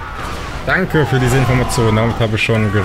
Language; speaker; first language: German; native; German